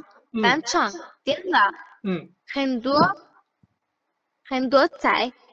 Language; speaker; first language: Chinese; non-native, learner; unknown